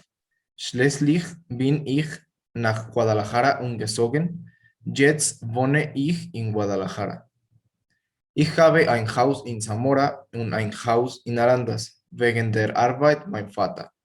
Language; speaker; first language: German; non-native, learner; Spanish